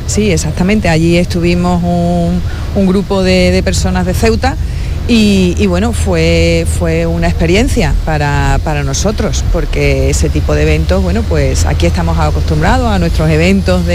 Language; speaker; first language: Spanish; native; Spanish